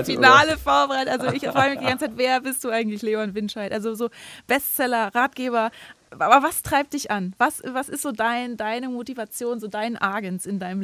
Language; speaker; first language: German; native; German